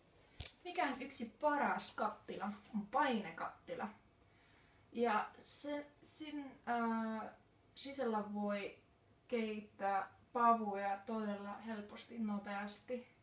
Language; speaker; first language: Finnish; non-native, learner; Estonian